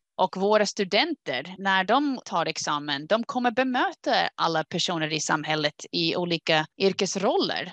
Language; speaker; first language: Swedish; non-native, fluent; English